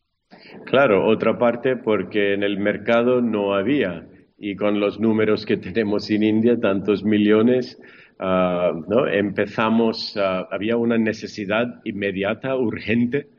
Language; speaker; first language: Spanish; non-native, fluent; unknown